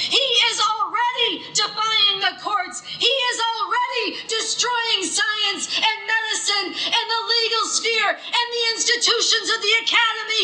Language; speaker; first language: English; native; English